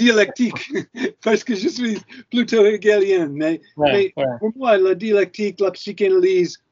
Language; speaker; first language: French; non-native, fluent; English